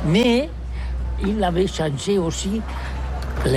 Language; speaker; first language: French; non-native, learner; Catalan